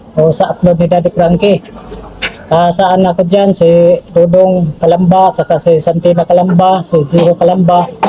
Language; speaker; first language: Filipino; non-native, local second language; Surigaonon